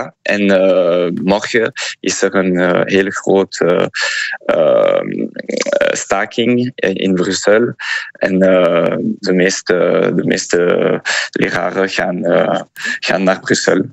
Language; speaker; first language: Dutch; non-native, fluent; French